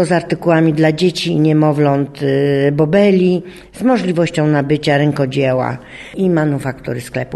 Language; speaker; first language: Polish; native; Polish